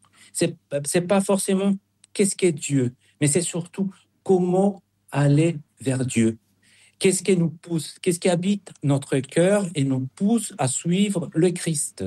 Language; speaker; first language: French; non-native, fluent; Spanish